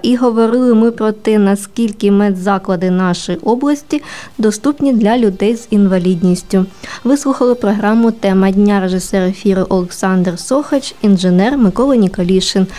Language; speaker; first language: Ukrainian; native; Ukrainian